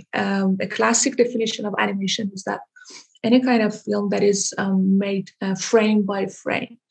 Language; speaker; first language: English; non-native, fluent; Persian